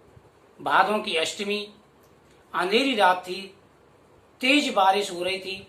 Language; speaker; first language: Hindi; native; Hindi